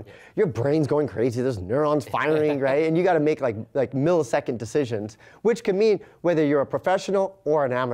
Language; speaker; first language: English; native; English